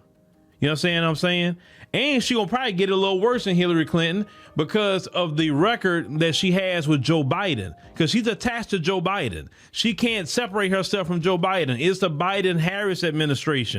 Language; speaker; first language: English; native; English